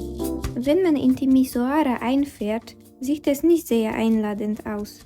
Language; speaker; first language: German; non-native, fluent; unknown